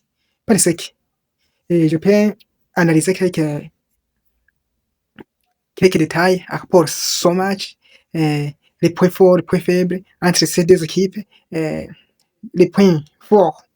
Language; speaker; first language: French; non-native, local second language; Kinyarwanda